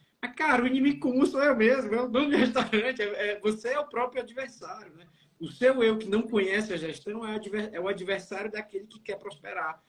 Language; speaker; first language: Portuguese; native; Portuguese